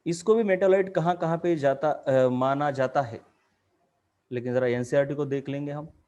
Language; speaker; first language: Hindi; non-native, local second language; Marathi